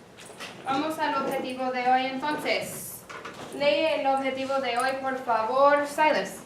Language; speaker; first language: Spanish; non-native, fluent; English